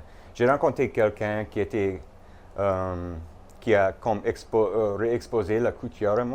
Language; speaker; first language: French; non-native, local second language; English